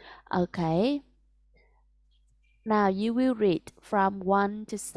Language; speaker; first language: English; non-native, fluent; Vietnamese